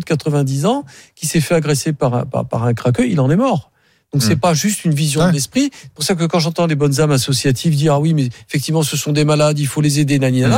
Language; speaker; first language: French; native; French